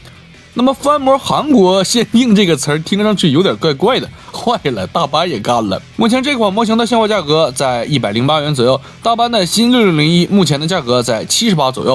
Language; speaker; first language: Chinese; native; Chinese